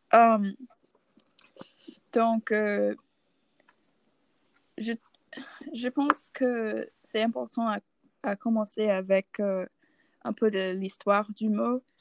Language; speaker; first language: French; non-native, learner; English